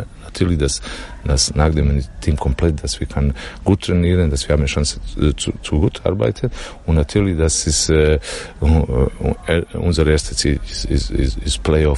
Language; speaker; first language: German; non-native, learner; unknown